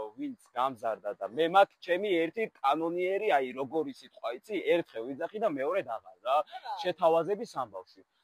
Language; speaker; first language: Georgian; early bilingual, other home language; English